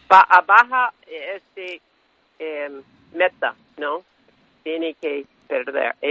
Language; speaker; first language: Spanish; non-native, fluent; English